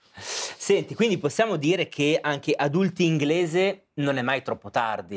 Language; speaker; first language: Italian; native; Italian